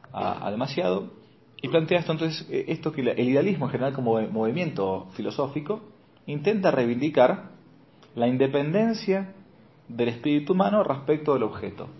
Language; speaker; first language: Spanish; native; Spanish